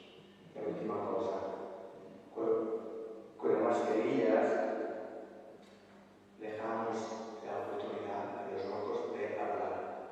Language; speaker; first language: Spanish; non-native, fluent; Italian